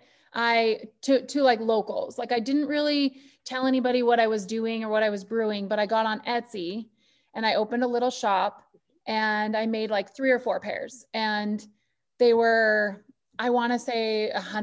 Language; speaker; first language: English; native; English